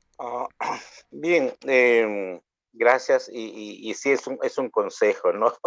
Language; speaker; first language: Spanish; non-native, local second language; Kʼicheʼ